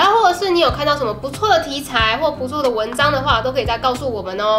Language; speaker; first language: Chinese; native; Chinese